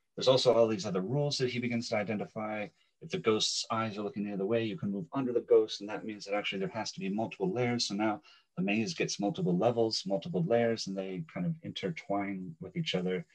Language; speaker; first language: English; native; English